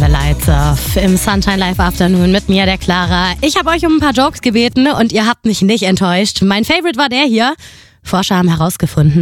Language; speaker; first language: German; native; German